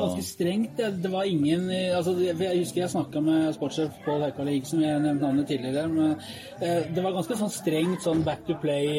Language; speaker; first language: Norwegian; native; Norwegian